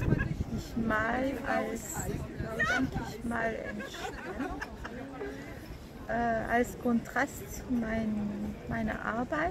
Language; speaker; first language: German; non-native, fluent; French